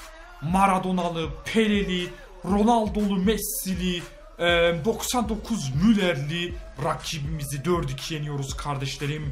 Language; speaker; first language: Turkish; native; Turkish